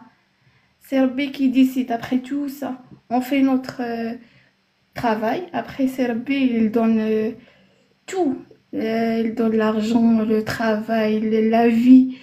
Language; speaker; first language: French; non-native, learner; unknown